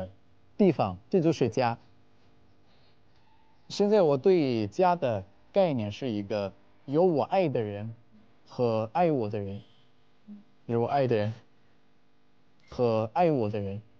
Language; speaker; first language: Chinese; non-native, fluent; Arabic